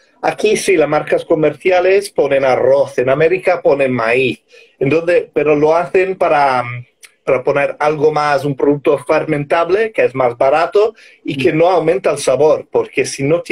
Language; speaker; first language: Spanish; non-native, fluent; English